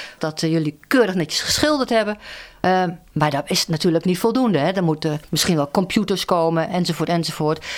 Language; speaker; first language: Dutch; native; Dutch